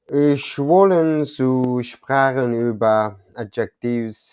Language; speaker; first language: German; non-native, learner; Turkish